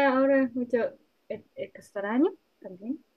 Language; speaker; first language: Spanish; non-native, learner; Japanese